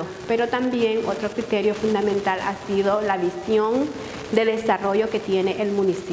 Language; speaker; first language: Spanish; native; Spanish